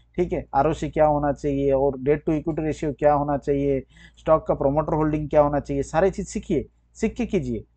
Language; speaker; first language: Hindi; native; Hindi